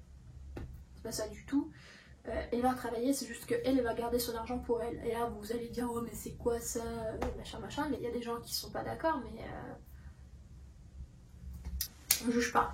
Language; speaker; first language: French; non-native, fluent; Russian